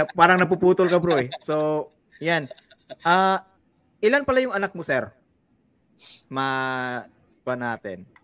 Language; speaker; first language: Filipino; non-native, local second language; Cebuano